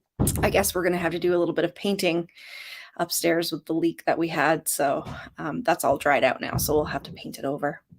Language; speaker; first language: English; native; English